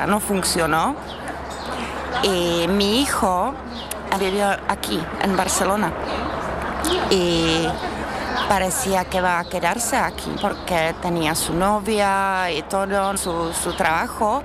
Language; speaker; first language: Spanish; non-native, fluent; Czech